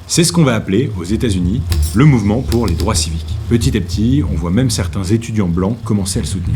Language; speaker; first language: French; native; French